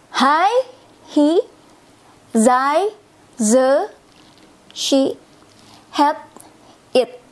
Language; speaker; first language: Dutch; non-native, fluent; Indonesian